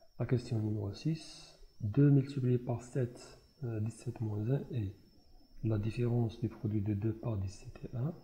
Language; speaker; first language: French; non-native, local second language; Arabic